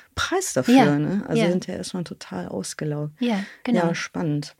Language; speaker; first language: German; native; German